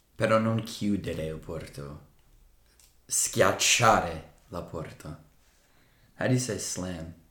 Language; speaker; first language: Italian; non-native, fluent; English